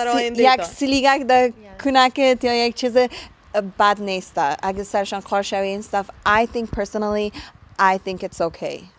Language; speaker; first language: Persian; early bilingual, heritage; Persian